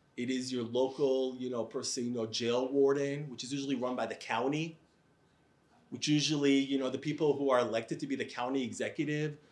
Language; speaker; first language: English; native; English